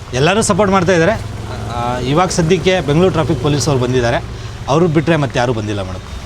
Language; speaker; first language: Kannada; native; Kannada